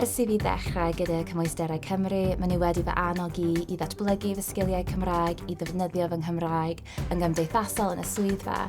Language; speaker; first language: Welsh; non-native, fluent; English